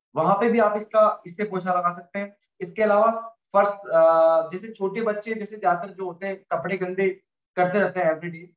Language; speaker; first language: Hindi; native; Hindi